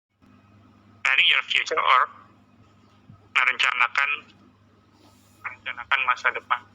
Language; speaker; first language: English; non-native, fluent; Indonesian